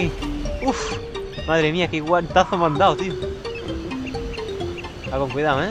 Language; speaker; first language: Spanish; native; Spanish